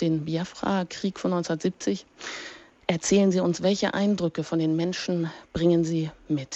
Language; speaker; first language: German; native; German